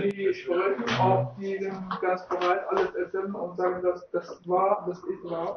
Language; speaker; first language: German; non-native, learner; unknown